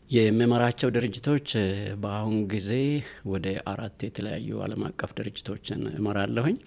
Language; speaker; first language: Amharic; non-native, local second language; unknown